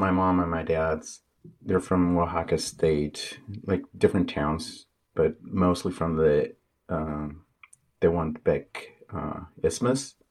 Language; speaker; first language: English; non-native, fluent; Spanish